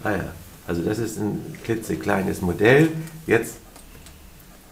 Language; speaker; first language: German; native; German